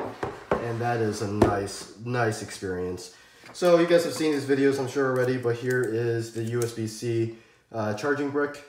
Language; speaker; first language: English; native; English